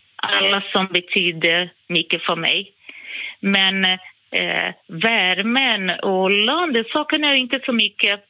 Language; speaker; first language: Swedish; non-native, fluent; Portuguese